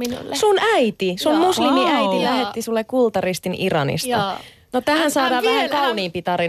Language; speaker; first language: Finnish; non-native, learner; Persian